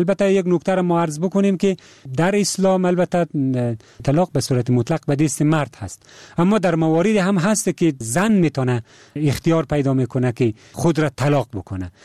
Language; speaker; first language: Persian; native; Persian